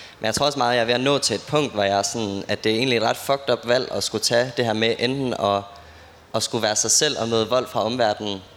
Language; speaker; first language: Danish; native; Danish